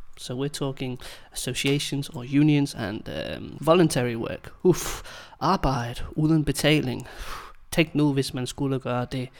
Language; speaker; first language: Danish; non-native, fluent; English